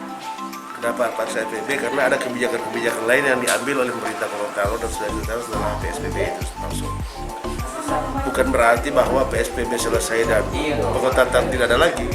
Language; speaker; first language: Indonesian; native; Indonesian